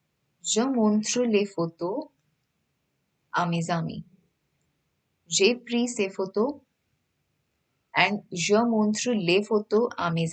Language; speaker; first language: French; non-native, fluent; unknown